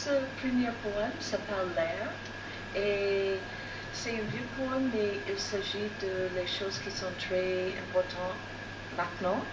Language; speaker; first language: French; non-native, fluent; English